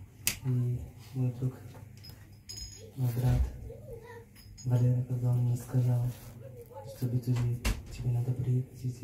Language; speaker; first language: Russian; non-native, learner; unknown